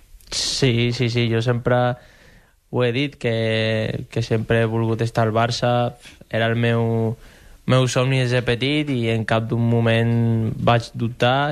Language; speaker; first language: Catalan; non-native, local second language; Spanish